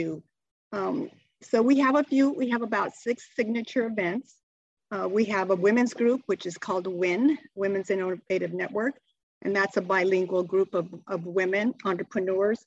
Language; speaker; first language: English; native; English